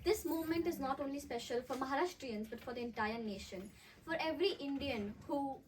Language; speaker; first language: English; non-native, local second language; Marathi